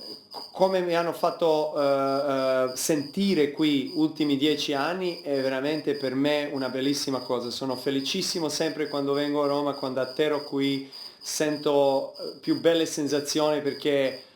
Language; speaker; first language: Italian; non-native, fluent; Serbian